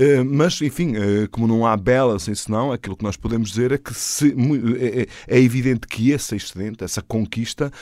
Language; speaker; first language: Portuguese; native; Portuguese